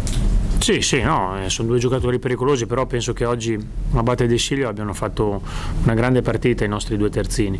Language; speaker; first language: Italian; native; Italian